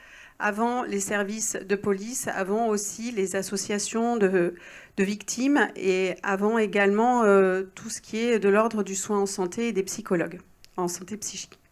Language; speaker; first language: French; native; French